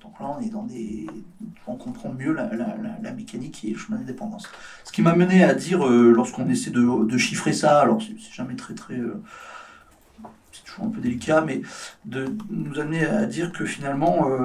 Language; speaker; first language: French; native; French